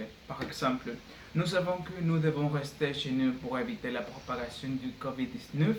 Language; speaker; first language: French; non-native, learner; Spanish